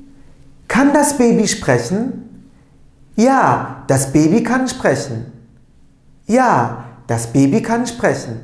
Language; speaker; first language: German; non-native, fluent; Turkish